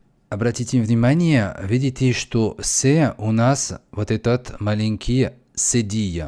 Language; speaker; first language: Russian; non-native, learner; French